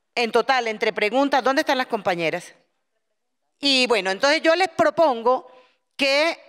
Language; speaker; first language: Spanish; native; Spanish